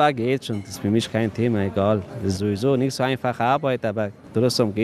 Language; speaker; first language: German; non-native, learner; Persian